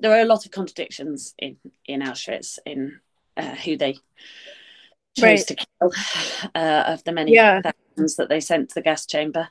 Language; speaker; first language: English; native; English